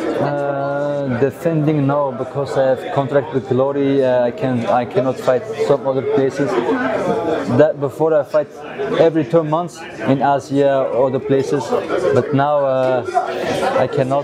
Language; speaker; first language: English; non-native, learner; Armenian